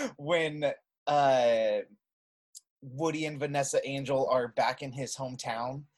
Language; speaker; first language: English; native; English